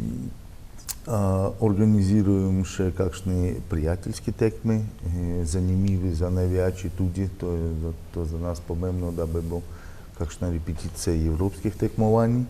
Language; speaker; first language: Slovenian; non-native, learner; Russian